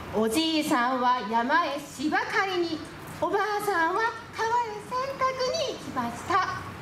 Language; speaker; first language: Japanese; native; Japanese